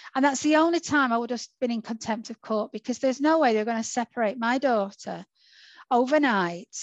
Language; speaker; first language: English; native; English